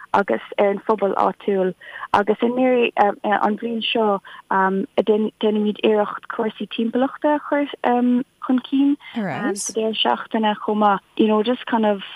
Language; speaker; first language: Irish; non-native, local second language; English